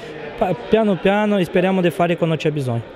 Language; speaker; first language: Italian; non-native, fluent; Portuguese